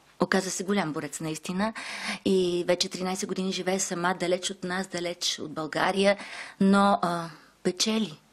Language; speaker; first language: Bulgarian; native; Bulgarian